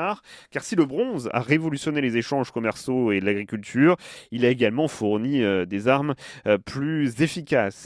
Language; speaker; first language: French; native; French